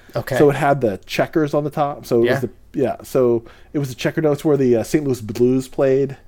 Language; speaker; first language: English; early bilingual, other home language; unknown